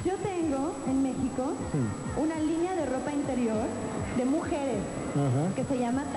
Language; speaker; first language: Portuguese; non-native, learner; Spanish